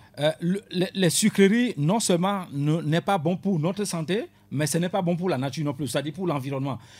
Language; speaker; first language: French; non-native, local second language; Ewe